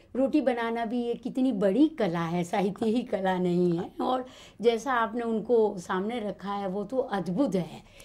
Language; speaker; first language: Hindi; native; Hindi